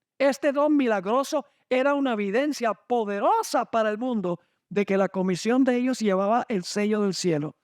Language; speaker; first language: Spanish; non-native, fluent; English